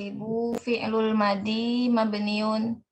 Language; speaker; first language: Arabic; non-native, learner; Indonesian